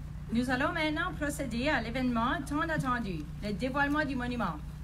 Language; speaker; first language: French; native; French